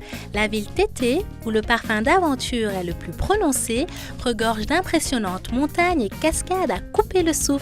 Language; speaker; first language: French; native; French